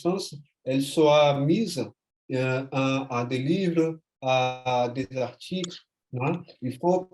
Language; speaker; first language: French; non-native, fluent; Portuguese